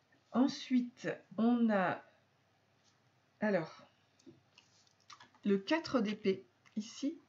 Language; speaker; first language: French; native; French